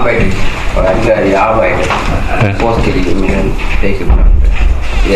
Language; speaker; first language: Danish; non-native, learner; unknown